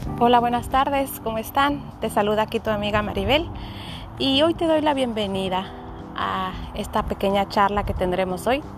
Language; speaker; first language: Spanish; native; Spanish